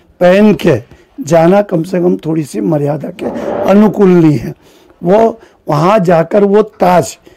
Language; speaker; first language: Hindi; native; Hindi